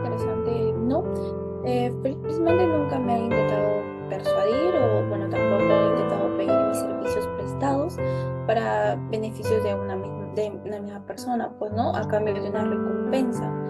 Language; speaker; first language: Spanish; native; Spanish